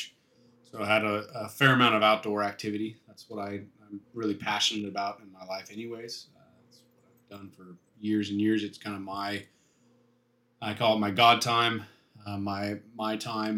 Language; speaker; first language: English; native; English